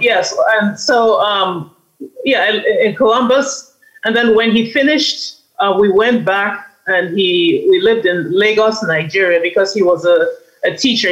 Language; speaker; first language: English; native; English